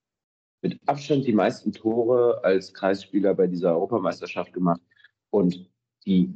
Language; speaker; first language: German; native; German